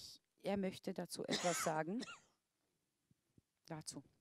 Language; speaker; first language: German; non-native, fluent; Slovak